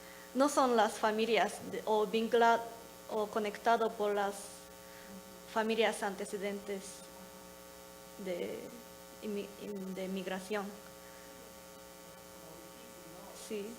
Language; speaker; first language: Spanish; non-native, learner; Japanese